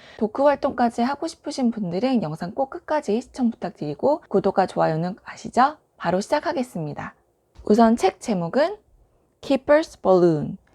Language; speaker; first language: Korean; native; Korean